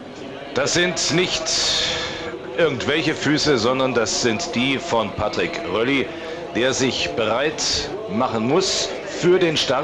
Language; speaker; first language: German; native; German